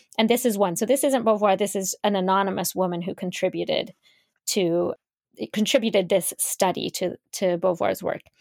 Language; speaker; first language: English; native; English